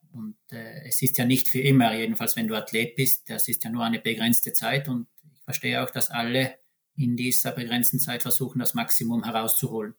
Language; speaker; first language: German; native; German